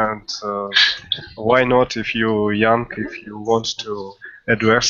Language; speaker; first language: English; non-native, learner; Russian